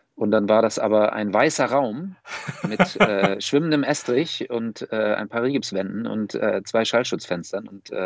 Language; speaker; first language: German; native; German